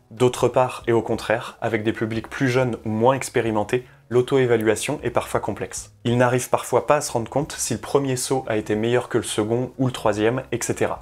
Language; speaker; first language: French; native; French